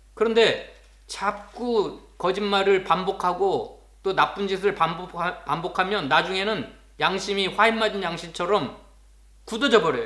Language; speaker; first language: Korean; native; Korean